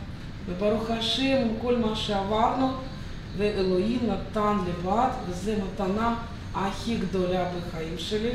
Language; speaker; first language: Hebrew; non-native, fluent; Russian